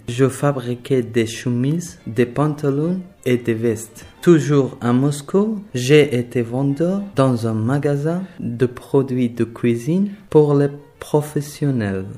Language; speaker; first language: French; non-native, learner; Persian